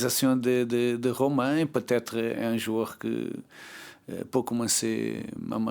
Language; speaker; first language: French; non-native, learner; Portuguese